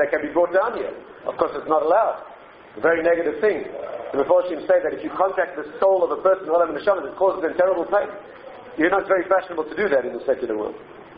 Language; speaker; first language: English; native; English